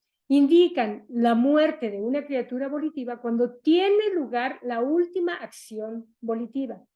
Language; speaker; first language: Spanish; native; Spanish